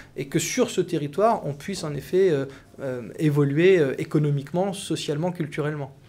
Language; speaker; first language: French; native; French